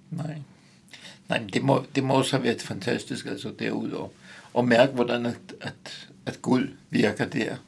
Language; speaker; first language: Danish; native; Danish